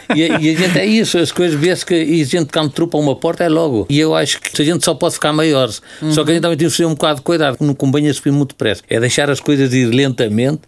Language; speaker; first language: Portuguese; early bilingual, heritage; Portuguese